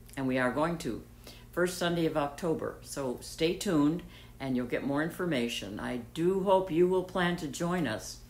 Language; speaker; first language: English; native; English